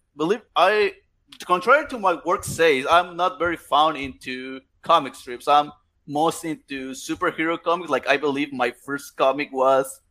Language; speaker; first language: English; non-native, fluent; Spanish